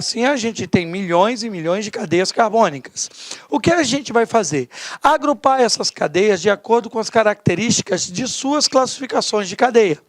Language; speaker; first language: Portuguese; native; Portuguese